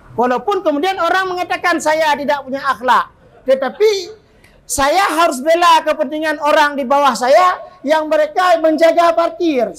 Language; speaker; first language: Malay; non-native, local second language; Achinese